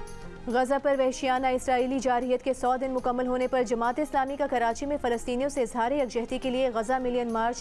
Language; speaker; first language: Urdu; native; Urdu